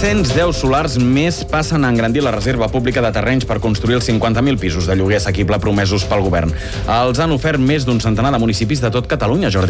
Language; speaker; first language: Catalan; native; Catalan